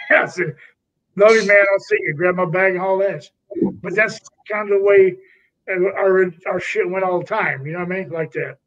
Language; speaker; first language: English; native; English